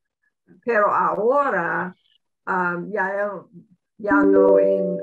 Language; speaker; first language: Spanish; non-native, learner; English